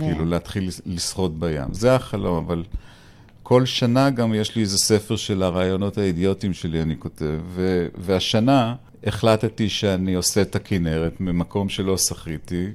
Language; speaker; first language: Hebrew; native; Hebrew